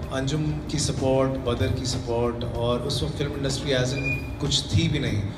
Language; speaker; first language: Urdu; non-native, local second language; Sindhi